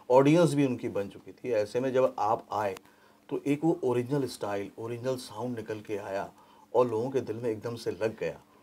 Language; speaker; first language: Hindi; native; Hindi